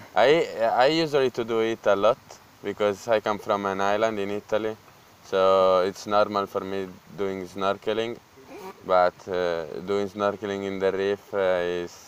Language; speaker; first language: English; non-native, learner; Italian